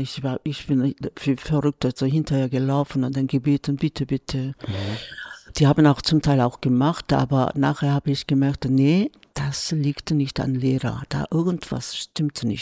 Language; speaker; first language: German; non-native, fluent; Korean